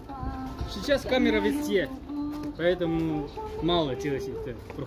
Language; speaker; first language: Russian; non-native, learner; Chinese